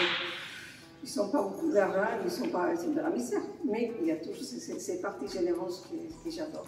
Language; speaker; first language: French; non-native, fluent; Spanish